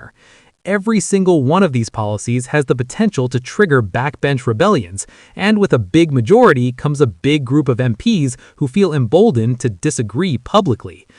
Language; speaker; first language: English; native; English